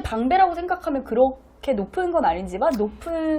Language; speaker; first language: Korean; native; Korean